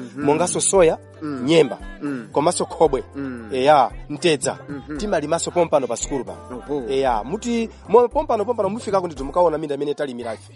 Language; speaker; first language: Nyanja; non-native, local second language; Tumbuka